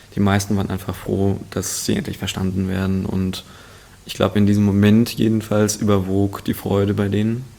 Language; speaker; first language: German; early bilingual, other home language; Russian